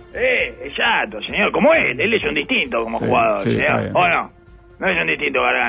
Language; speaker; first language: Spanish; native; Spanish